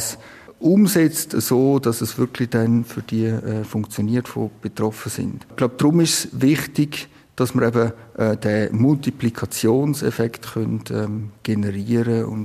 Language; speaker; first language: German; native; German